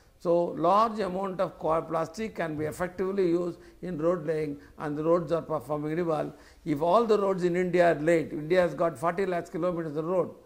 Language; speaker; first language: English; non-native, local second language; Tamil